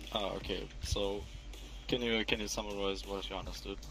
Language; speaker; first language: English; non-native, fluent; German